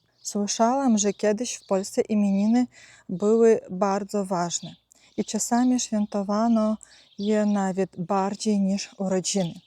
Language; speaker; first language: Polish; non-native, fluent; Ukrainian